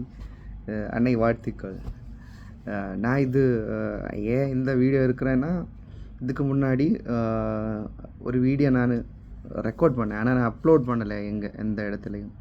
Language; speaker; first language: Tamil; non-native, local second language; Malayalam